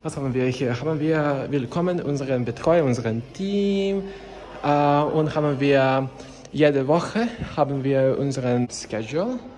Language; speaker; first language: German; non-native, learner; Serbian